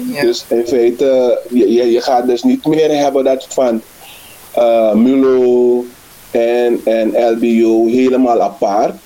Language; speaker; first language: Dutch; native; Dutch